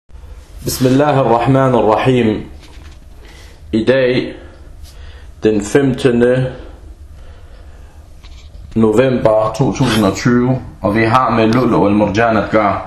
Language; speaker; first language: Danish; early bilingual, other home language; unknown